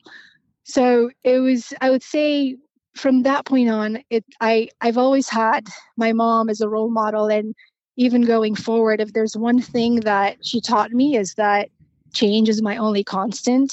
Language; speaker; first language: English; non-native, fluent; Romanian